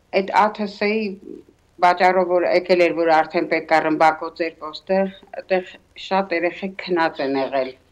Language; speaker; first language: Armenian; native; Armenian